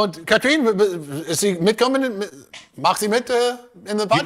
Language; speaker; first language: German; non-native, learner; English